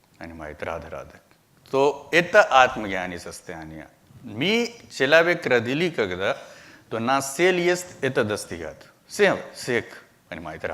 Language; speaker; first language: Russian; non-native, learner; Hindi